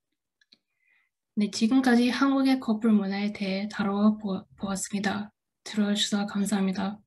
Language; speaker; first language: Korean; non-native, fluent; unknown